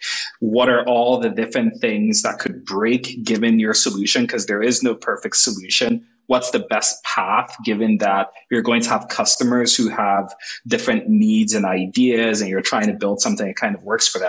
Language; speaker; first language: English; non-native, local second language; Igbo